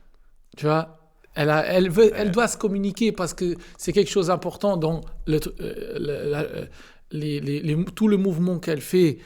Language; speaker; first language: French; non-native, learner; Portuguese